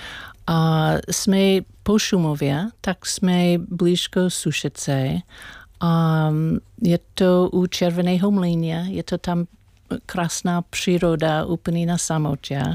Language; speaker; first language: Czech; non-native, learner; English